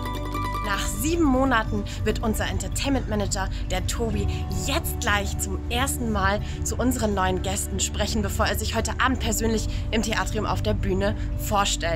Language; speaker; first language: German; native; German